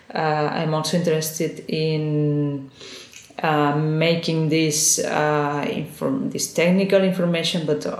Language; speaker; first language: English; non-native, fluent; Spanish